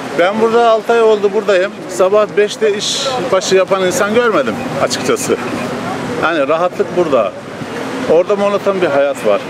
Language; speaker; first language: Turkish; native; Turkish